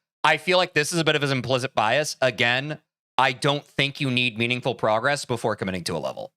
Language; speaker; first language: English; native; English